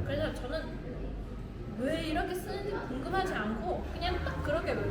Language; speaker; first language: Korean; non-native, fluent; Vietnamese